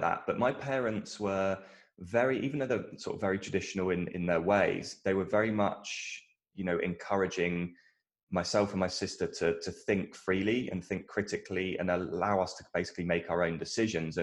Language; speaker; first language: English; native; English